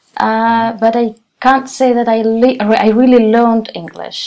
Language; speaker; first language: English; non-native, fluent; Russian